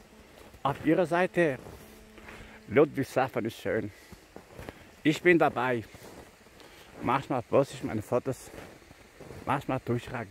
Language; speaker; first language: German; non-native, fluent; Albanian